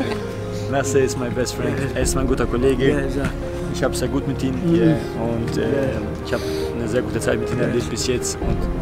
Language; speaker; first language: German; early bilingual, other home language; Albanian